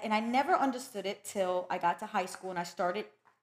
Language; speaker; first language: English; early bilingual, other home language; Spanish